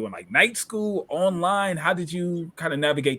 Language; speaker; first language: English; native; English